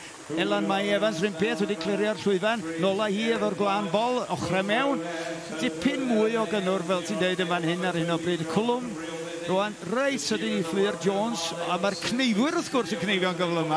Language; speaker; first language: Welsh; native; Welsh